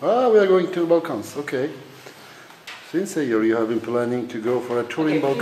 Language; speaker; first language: English; non-native, fluent; Turkish